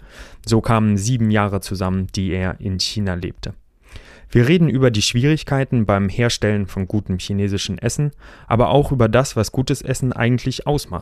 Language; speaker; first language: German; native; German